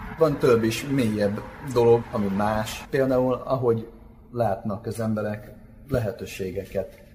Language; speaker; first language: Hungarian; non-native, fluent; English